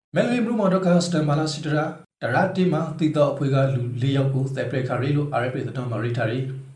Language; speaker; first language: Burmese; native; Burmese